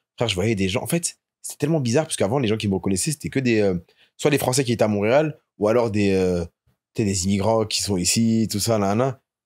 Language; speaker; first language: French; native; French